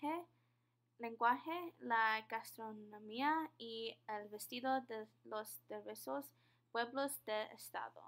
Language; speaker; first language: Spanish; non-native, learner; English